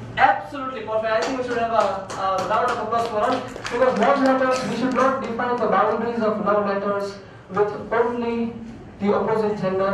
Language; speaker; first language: English; non-native, local second language; Gujarati